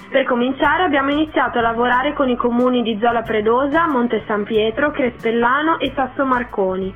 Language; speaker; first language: Italian; native; Italian